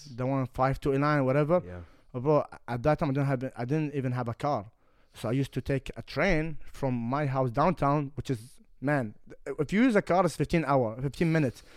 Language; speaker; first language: English; non-native, fluent; Arabic